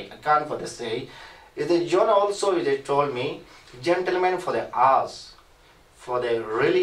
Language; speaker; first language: English; non-native, learner; Rohingya